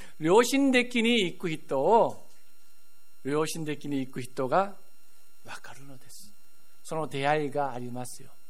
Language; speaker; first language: Japanese; non-native, fluent; Korean